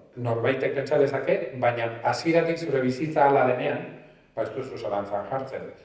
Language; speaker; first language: Basque; non-native, local second language; Spanish